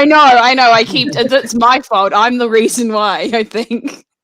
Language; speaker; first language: English; native; English